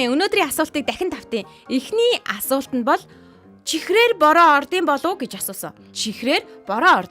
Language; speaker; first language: Mongolian; native; Mongolian